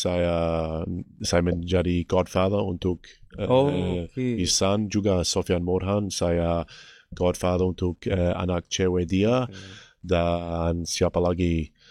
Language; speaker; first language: Indonesian; non-native, fluent; English